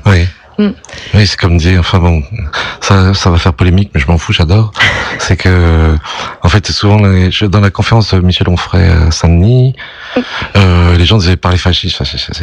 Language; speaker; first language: French; native; French